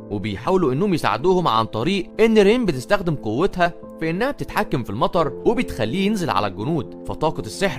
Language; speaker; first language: Arabic; native; Arabic